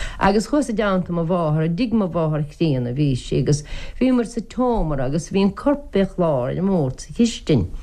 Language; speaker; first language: Irish; native; Irish